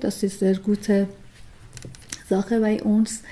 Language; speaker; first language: German; non-native, learner; Persian